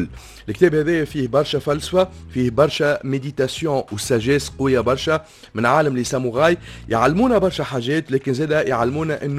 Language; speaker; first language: Arabic; native; Arabic